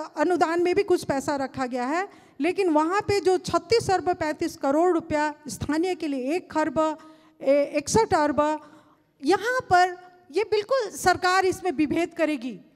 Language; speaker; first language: Hindi; non-native, local second language; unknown